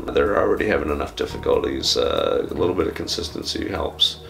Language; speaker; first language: English; native; English